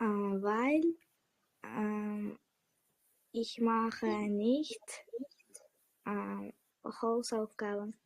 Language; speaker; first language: German; non-native, learner; Uzbek